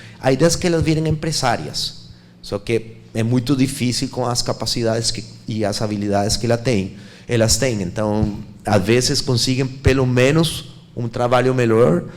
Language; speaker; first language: Portuguese; non-native, fluent; Spanish